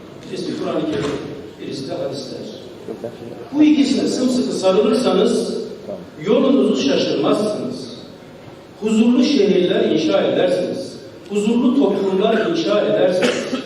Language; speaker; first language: Turkish; early bilingual, heritage; Turkish